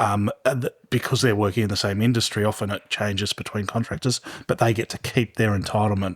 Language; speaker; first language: English; native; English